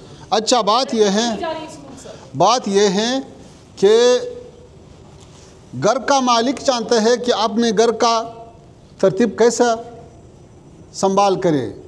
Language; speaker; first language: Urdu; non-native, learner; Pashto